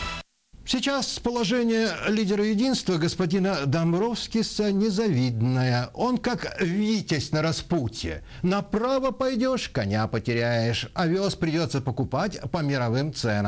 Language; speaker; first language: Russian; native; Russian